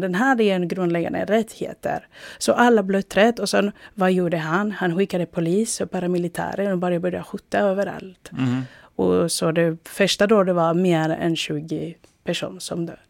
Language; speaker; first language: Swedish; non-native, fluent; Spanish